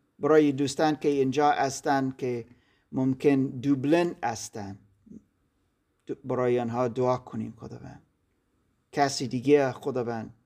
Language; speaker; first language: Persian; non-native, learner; German